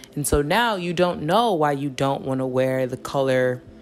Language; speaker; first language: English; native; English